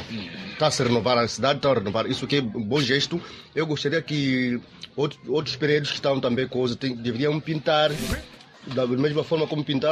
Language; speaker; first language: Portuguese; non-native, local second language; Makhuwa